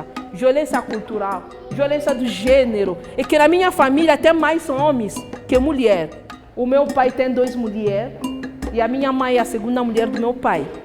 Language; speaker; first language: Portuguese; non-native, fluent; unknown